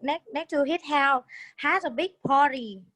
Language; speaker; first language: English; non-native, learner; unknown